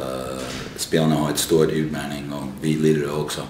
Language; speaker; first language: Swedish; non-native, fluent; English